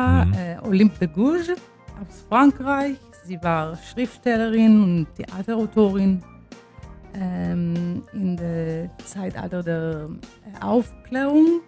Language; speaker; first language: German; non-native, fluent; Hebrew